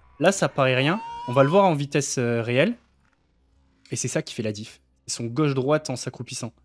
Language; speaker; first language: French; native; French